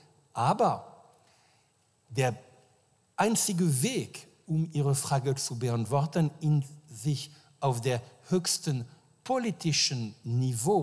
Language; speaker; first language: German; non-native, fluent; French